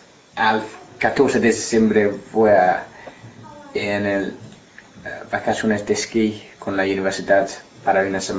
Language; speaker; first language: Spanish; non-native, learner; English